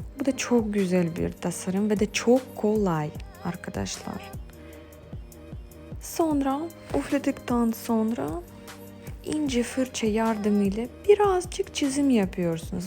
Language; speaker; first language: Turkish; non-native, fluent; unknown